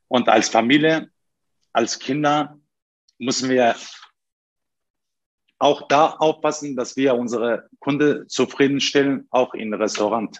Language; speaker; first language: German; non-native, learner; Turkish